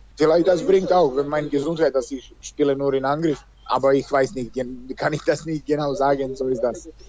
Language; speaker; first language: German; non-native, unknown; Serbian